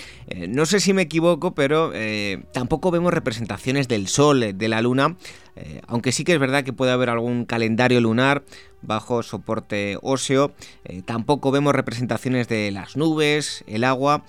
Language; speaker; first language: Spanish; native; Spanish